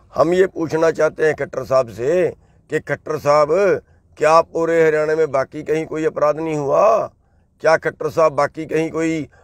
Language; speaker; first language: Hindi; non-native, local second language; Punjabi